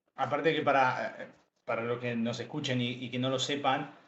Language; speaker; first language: Spanish; native; Spanish